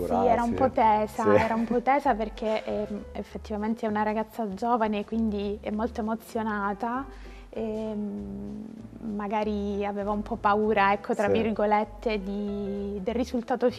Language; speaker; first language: Italian; native; Italian